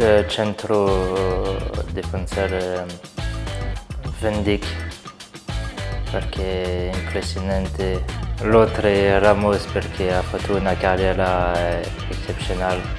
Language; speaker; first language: Italian; non-native, learner; French